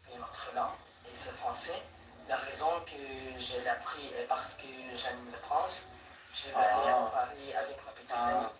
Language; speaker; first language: French; non-native, learner; Filipino